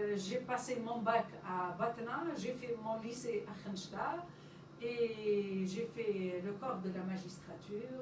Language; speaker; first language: French; non-native, local second language; Arabic